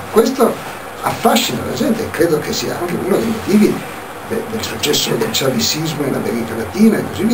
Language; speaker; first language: Italian; native; Italian